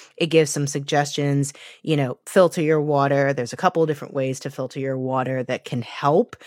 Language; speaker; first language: English; native; English